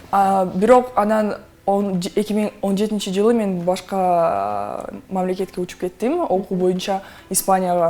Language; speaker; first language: Kyrgyz; non-native, local second language; Russian